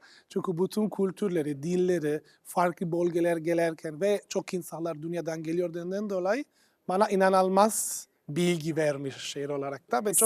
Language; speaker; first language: Turkish; non-native, fluent; Italian